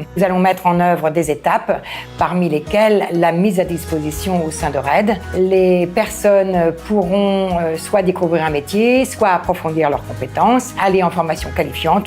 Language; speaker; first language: French; native; French